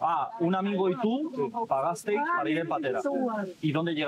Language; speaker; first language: Spanish; native; Spanish